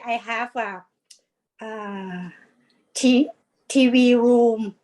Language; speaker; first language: English; non-native, learner; Thai